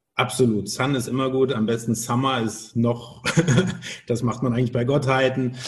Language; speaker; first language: German; native; German